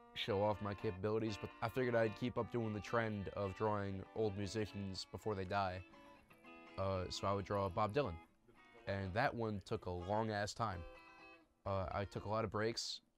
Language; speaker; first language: English; native; English